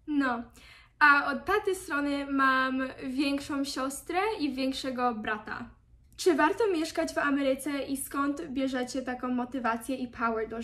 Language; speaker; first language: Polish; early bilingual, heritage; Polish